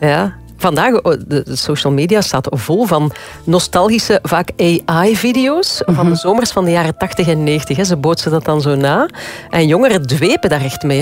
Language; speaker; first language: Dutch; native; Dutch